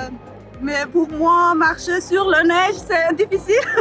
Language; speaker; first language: French; non-native, learner; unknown